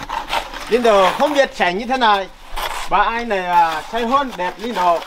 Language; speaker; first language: Vietnamese; non-native, learner; Portuguese